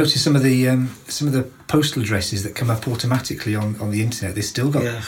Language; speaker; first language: English; native; English